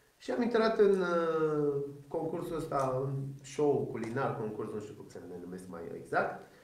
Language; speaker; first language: Romanian; early bilingual, other home language; Persian